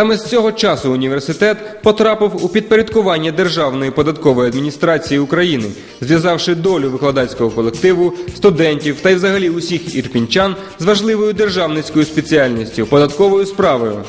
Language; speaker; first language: Ukrainian; native; Ukrainian